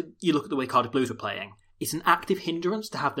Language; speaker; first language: English; native; English